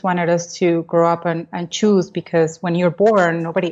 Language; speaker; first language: English; non-native, fluent; Spanish